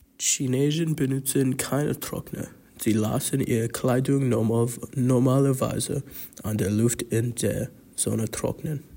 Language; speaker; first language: German; non-native, learner; Chinese